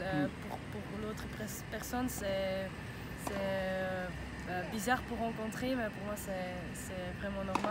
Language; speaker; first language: French; non-native, learner; Dutch